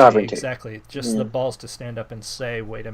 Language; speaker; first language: English; native; English